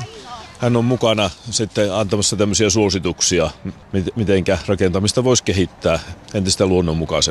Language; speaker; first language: Finnish; native; Finnish